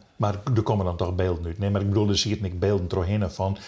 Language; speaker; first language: Dutch; native; Dutch